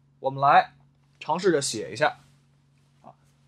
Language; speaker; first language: Chinese; native; Chinese